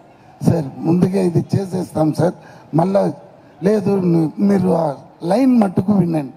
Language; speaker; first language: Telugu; non-native, learner; Tamil